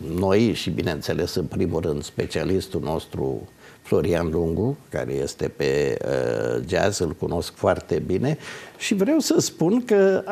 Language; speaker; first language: Romanian; native; Romanian